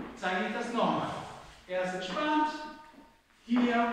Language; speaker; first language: German; non-native, fluent; Spanish